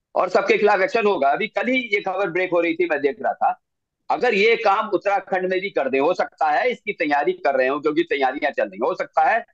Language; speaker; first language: Hindi; native; Hindi